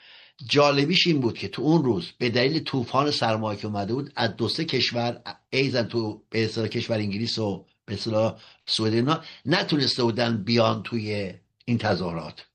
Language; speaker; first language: Persian; native; Persian